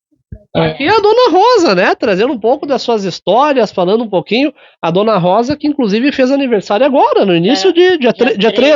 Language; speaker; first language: Portuguese; native; Portuguese